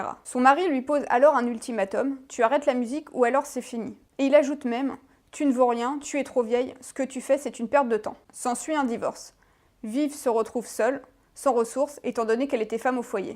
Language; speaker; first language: French; native; French